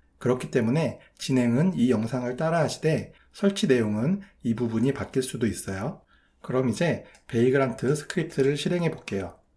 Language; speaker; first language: Korean; native; Korean